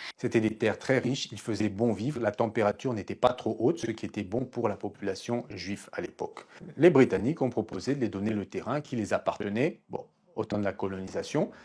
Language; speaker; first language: French; non-native, local second language; Lingala